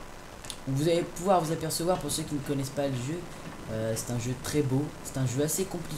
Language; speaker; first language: French; native; French